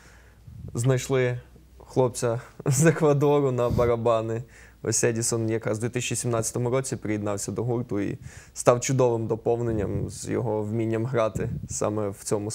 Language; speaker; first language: Ukrainian; native; Ukrainian